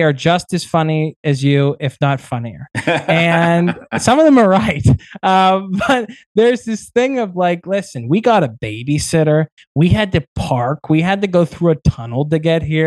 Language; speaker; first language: English; native; English